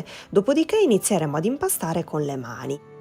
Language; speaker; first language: Italian; native; Italian